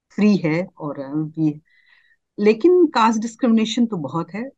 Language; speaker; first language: Hindi; native; Hindi